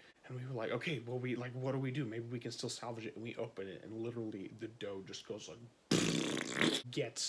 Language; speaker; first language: English; native; English